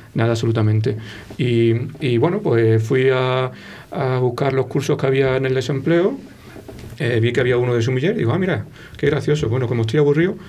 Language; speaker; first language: Spanish; native; Spanish